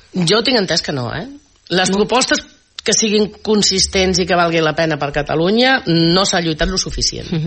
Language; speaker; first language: Catalan; non-native, local second language; Spanish